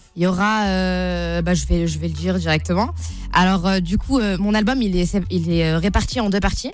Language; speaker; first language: French; native; French